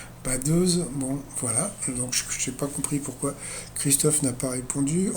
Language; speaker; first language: French; native; French